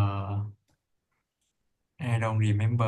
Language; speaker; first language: English; non-native, learner; Vietnamese